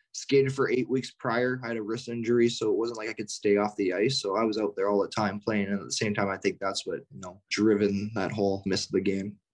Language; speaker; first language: English; native; English